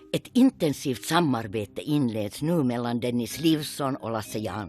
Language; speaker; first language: Swedish; native; Swedish